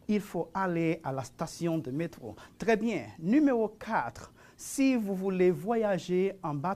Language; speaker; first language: French; non-native, fluent; Spanish